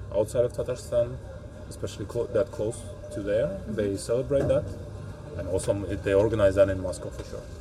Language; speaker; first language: English; non-native, fluent; Russian